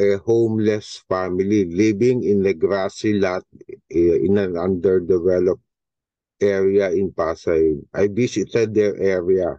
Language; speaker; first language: English; non-native, local second language; Filipino